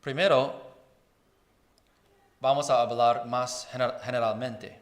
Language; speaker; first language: Spanish; non-native, fluent; Chinese